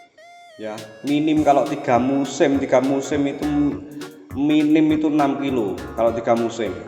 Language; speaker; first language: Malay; non-native, local second language; Javanese